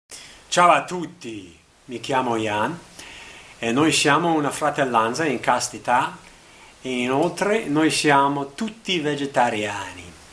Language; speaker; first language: Italian; non-native, learner; English